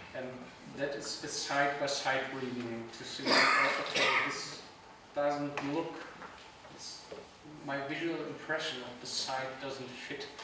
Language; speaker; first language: English; non-native, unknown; German